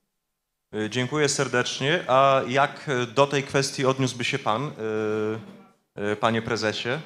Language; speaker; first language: Polish; native; Polish